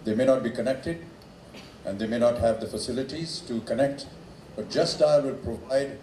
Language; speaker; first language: English; non-native, local second language; Hindi